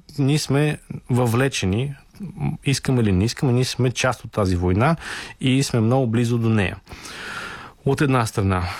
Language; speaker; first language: Bulgarian; native; Bulgarian